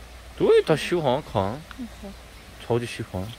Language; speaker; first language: Chinese; non-native, learner; Russian